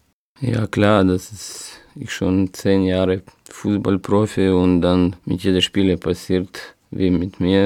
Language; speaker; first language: German; non-native, learner; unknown